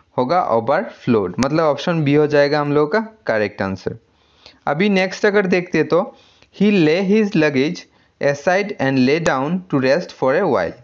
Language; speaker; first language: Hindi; non-native, local second language; Assamese